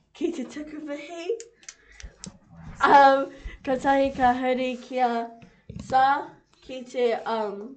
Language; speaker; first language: Māori; non-native, local second language; English